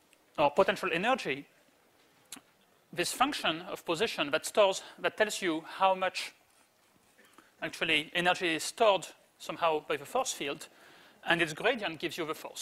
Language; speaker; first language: English; native; English